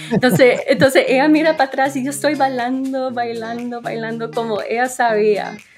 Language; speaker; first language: Spanish; early bilingual, other home language; English